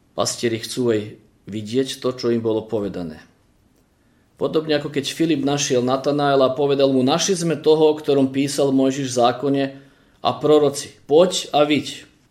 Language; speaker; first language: Slovak; early bilingual, heritage; Slovak